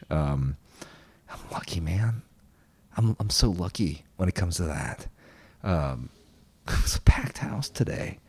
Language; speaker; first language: English; early bilingual, other home language; Korean